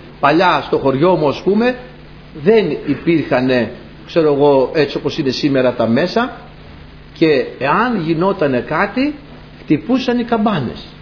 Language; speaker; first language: Greek; native; Greek